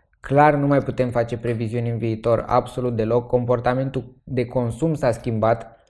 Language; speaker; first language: Romanian; native; Romanian